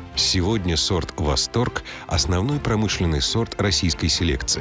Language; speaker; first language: Russian; native; Russian